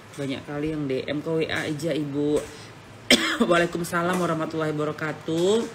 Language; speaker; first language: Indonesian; native; Indonesian